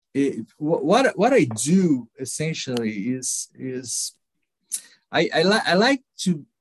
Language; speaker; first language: English; non-native, fluent; Portuguese